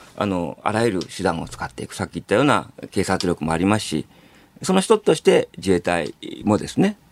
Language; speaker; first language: Japanese; native; Japanese